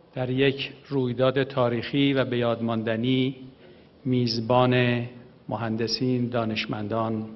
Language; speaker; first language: Persian; native; Persian